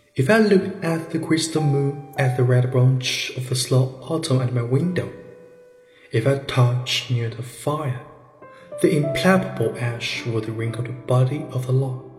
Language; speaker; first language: English; non-native, fluent; Chinese